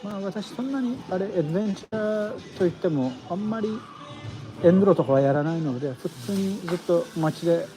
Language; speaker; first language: Japanese; non-native, fluent; Turkish